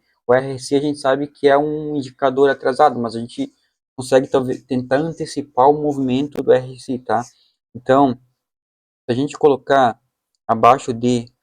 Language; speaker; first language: Portuguese; native; Portuguese